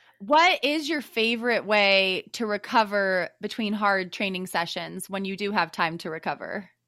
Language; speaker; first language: English; native; English